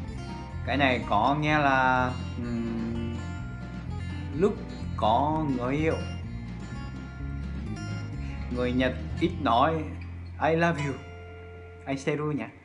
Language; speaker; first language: Vietnamese; non-native, fluent; Japanese